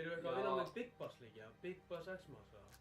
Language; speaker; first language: Icelandic; native; Icelandic